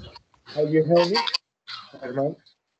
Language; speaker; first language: English; non-native, learner; Spanish